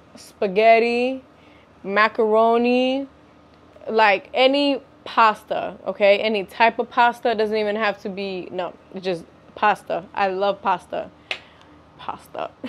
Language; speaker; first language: English; native; English